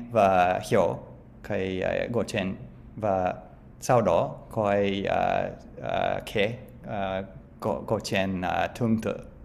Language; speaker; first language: Vietnamese; non-native, learner; English